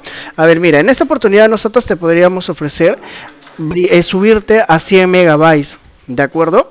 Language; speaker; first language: Spanish; native; Spanish